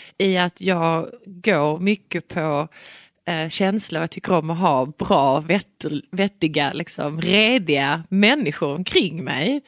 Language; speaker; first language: Swedish; native; Swedish